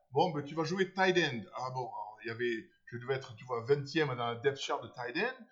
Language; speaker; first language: French; native; French